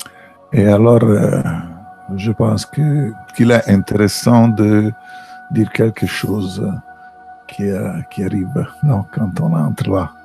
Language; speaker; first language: French; non-native, fluent; Italian